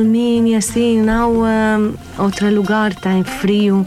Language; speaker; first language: Portuguese; non-native, learner; Arabic